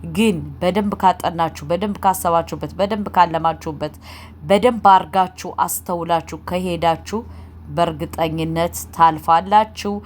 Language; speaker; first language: Amharic; native; Amharic